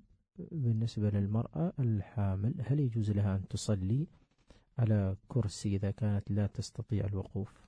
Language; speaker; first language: Arabic; native; Arabic